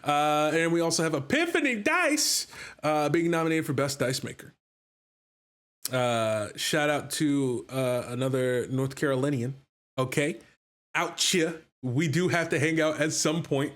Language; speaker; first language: English; native; English